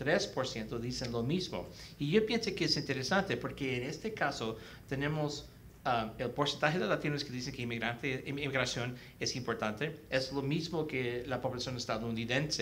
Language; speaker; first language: Spanish; early bilingual, heritage; Spanish